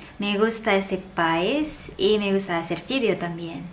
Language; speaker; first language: Spanish; non-native, fluent; Indonesian